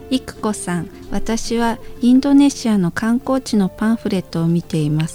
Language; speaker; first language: Japanese; non-native, fluent; Indonesian